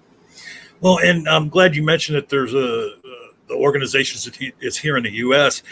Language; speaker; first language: English; native; English